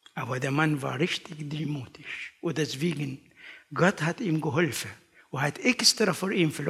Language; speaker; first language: German; non-native, learner; Arabic